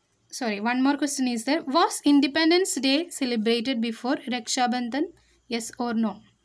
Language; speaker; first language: English; non-native, local second language; Malayalam